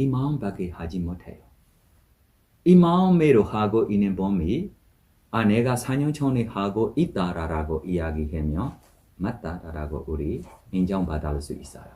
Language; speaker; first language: Korean; non-native, fluent; Burmese